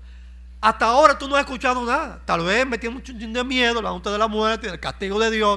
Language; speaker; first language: Spanish; native; Spanish